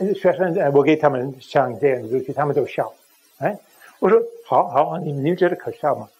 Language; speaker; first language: Chinese; non-native, learner; English